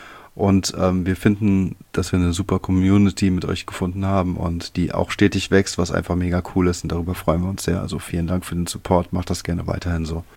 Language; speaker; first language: German; native; German